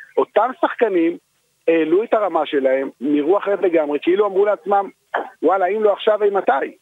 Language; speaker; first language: Hebrew; native; Hebrew